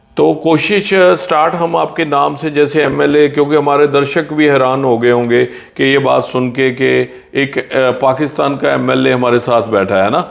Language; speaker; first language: Hindi; non-native, local second language; Punjabi